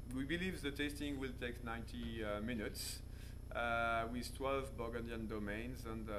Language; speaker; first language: English; non-native, fluent; French